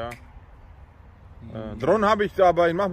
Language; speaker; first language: German; early bilingual, other home language; Bosnian